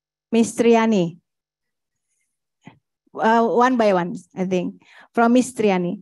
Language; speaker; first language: English; non-native, fluent; Indonesian